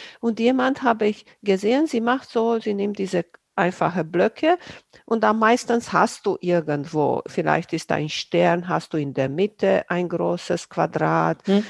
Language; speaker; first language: German; non-native, fluent; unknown